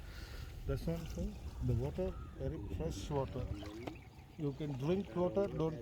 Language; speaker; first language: English; non-native, learner; Sinhala